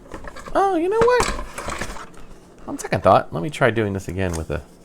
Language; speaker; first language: English; native; English